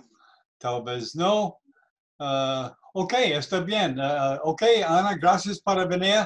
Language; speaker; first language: Spanish; non-native, learner; English